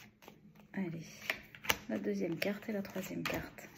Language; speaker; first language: French; native; French